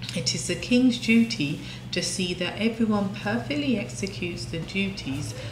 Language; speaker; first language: English; native; English